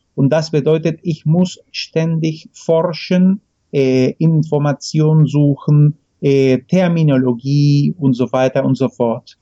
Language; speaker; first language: German; non-native, fluent; Spanish